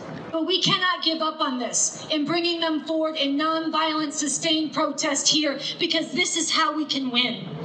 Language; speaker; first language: English; native; English